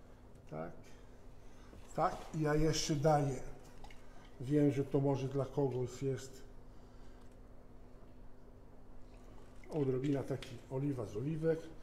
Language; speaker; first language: Polish; non-native, fluent; Italian